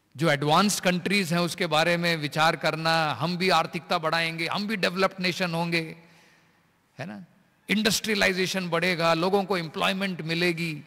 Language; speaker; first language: Hindi; native; Hindi